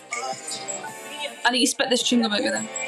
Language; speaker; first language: English; native; English